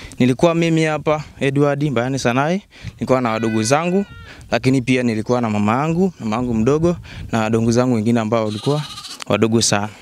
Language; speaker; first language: Swahili; non-native, local second language; Masai